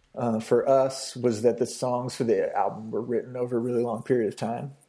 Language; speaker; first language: English; native; English